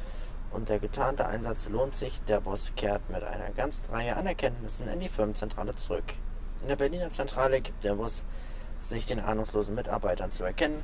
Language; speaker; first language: German; native; German